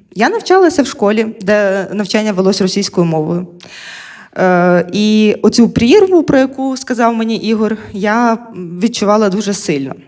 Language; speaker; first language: Ukrainian; non-native, local second language; Russian